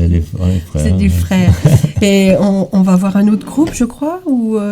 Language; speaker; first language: French; native; French